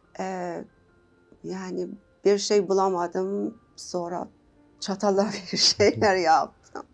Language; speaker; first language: Turkish; non-native, learner; Persian